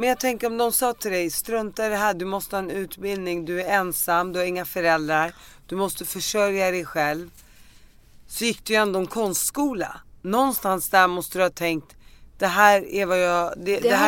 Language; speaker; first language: Swedish; native; Swedish